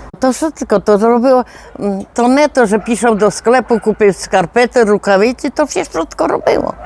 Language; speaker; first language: Polish; non-native, local second language; Rusyn